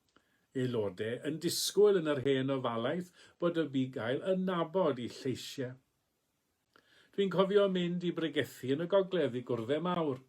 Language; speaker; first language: Welsh; native; Welsh